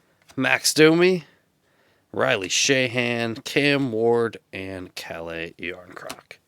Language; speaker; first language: English; native; English